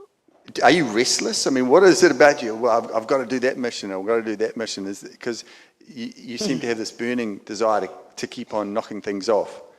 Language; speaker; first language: English; native; English